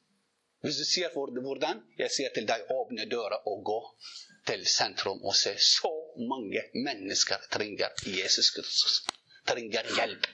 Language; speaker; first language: Norwegian; non-native, learner; Arabic